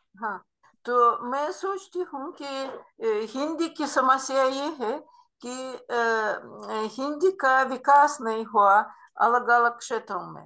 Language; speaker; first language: Hindi; non-native, fluent; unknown